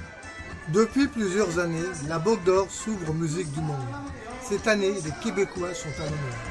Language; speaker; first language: French; native; French